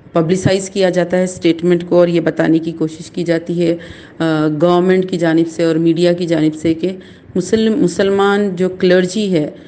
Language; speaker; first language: Urdu; native; Urdu